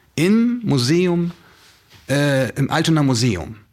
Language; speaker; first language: German; native; German